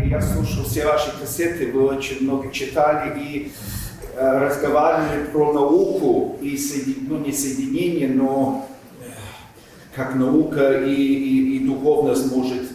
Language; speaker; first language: Russian; early bilingual, heritage; English